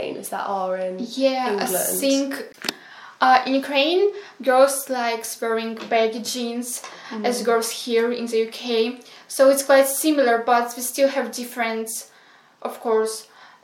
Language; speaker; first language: English; non-native, fluent; Ukrainian